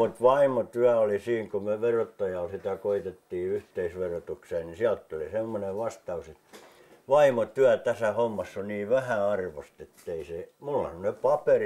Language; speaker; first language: Finnish; native; Finnish